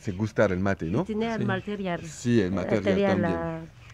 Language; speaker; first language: Spanish; non-native, learner; French